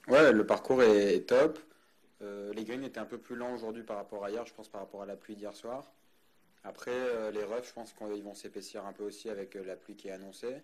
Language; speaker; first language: French; native; French